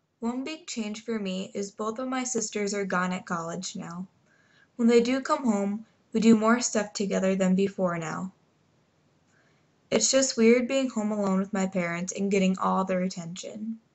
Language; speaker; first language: English; native; English